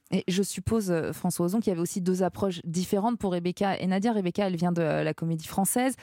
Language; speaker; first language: French; native; French